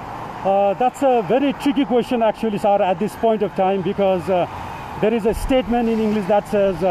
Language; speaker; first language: English; non-native, local second language; Nepali